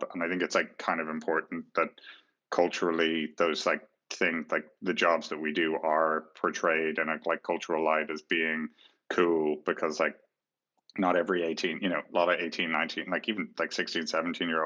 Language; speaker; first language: English; native; English